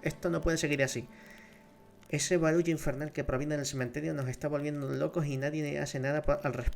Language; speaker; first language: Spanish; native; Spanish